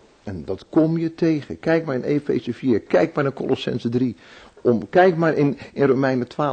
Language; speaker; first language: Dutch; native; Dutch